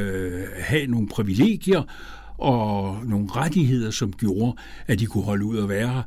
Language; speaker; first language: Danish; native; Danish